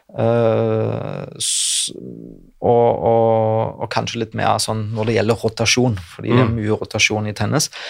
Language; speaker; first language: Norwegian; non-native, fluent; German